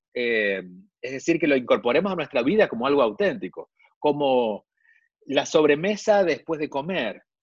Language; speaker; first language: Spanish; native; Spanish